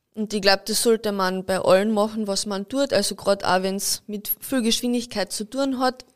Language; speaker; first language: German; native; German